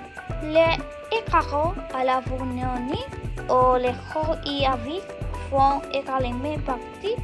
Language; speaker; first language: French; non-native, learner; Spanish